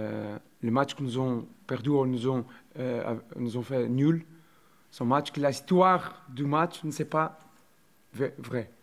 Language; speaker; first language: French; non-native, learner; Portuguese